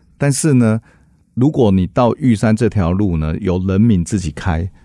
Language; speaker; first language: Chinese; native; Chinese